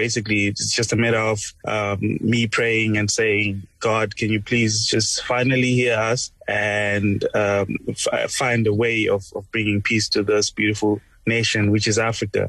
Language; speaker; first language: English; non-native, local second language; Shona